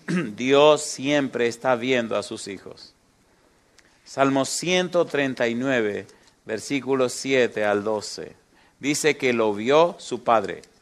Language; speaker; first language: Spanish; native; Spanish